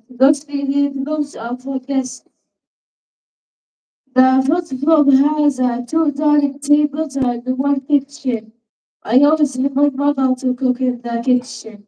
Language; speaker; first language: English; non-native, learner; Arabic